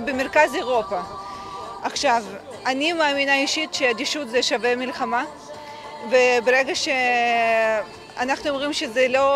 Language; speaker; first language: Hebrew; non-native, fluent; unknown